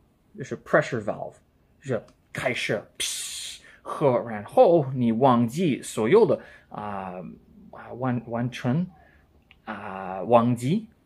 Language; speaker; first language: Chinese; non-native, learner; English